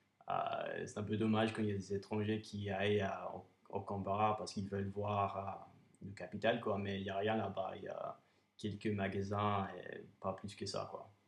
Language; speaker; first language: French; non-native, fluent; English